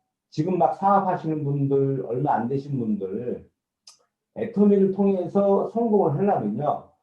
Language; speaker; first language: Korean; native; Korean